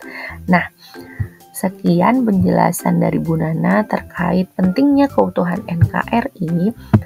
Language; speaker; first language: Indonesian; native; Indonesian